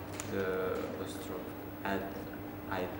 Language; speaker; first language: English; non-native, learner; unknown